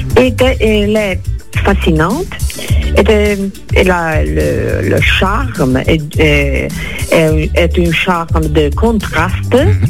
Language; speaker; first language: French; non-native, fluent; Italian